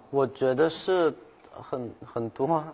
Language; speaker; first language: Chinese; non-native, fluent; Thai